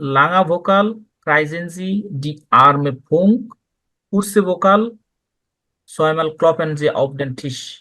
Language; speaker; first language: German; non-native, fluent; Bangla